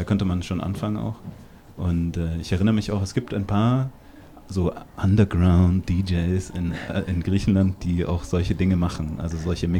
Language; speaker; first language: German; native; German